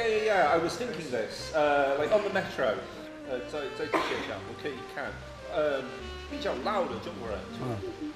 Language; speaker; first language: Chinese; non-native, learner; English